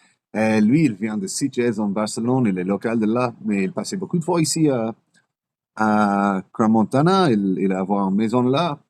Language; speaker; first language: French; non-native, learner; English